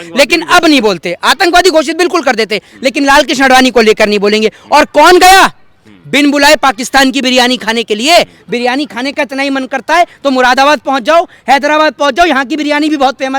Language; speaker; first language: Hindi; native; Hindi